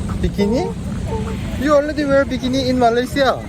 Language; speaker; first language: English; non-native, learner; Korean